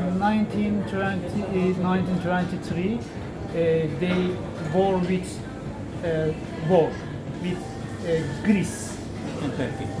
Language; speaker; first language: English; non-native, local second language; Turkish